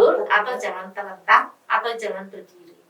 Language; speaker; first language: Indonesian; native; Indonesian